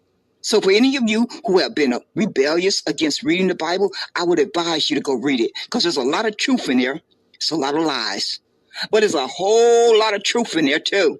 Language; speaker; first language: English; native; English